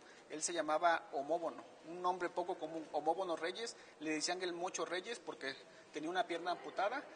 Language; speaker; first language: Spanish; native; Spanish